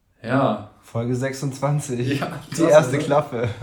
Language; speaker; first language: German; native; German